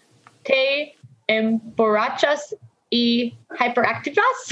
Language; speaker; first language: Spanish; non-native, learner; English